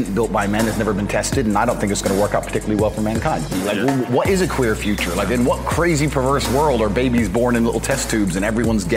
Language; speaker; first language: English; native; English